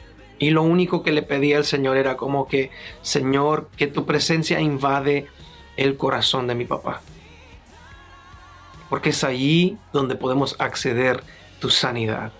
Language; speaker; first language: Spanish; native; Spanish